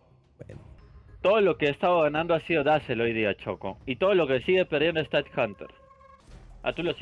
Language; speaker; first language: Spanish; native; Spanish